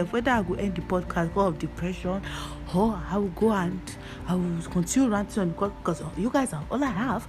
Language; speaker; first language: English; non-native, local second language; Yoruba